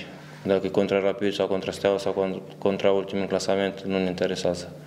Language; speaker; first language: Romanian; early bilingual, heritage; Romanian